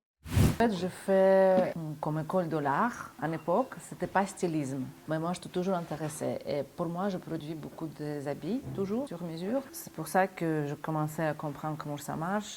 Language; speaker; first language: French; non-native, fluent; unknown